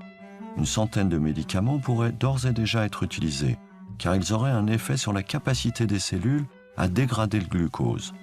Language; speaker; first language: French; native; French